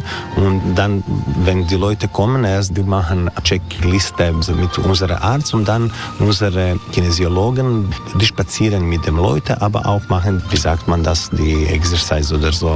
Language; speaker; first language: German; non-native, learner; Croatian